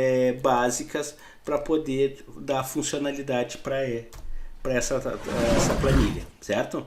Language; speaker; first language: Portuguese; native; Portuguese